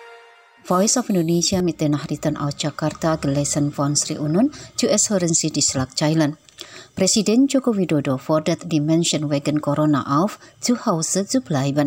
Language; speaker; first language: German; non-native, fluent; Indonesian